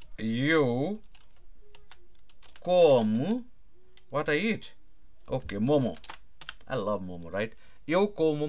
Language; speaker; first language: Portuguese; non-native, fluent; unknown